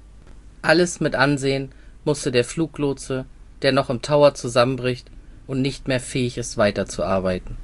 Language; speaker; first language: German; native; German